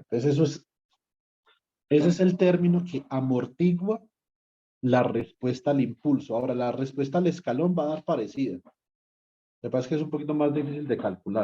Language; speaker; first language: Spanish; native; Spanish